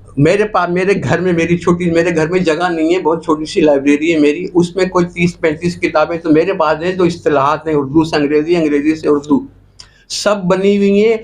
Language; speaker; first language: Urdu; non-native, local second language; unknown